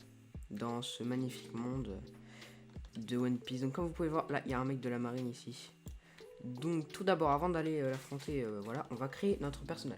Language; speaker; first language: French; native; French